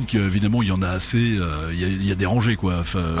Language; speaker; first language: French; native; French